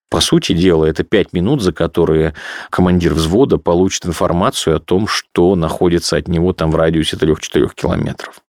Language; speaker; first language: Russian; native; Russian